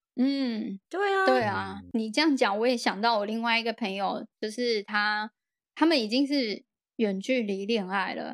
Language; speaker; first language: Chinese; native; Chinese